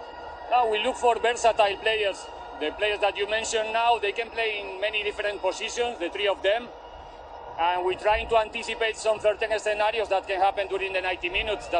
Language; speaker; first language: English; non-native, fluent; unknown